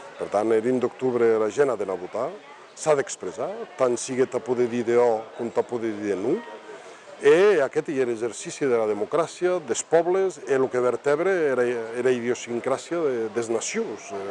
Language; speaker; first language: Catalan; non-native, local second language; Occitan